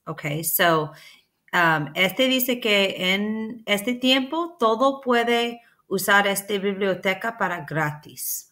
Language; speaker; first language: Spanish; non-native, learner; English